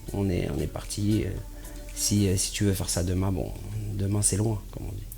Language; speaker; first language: French; native; French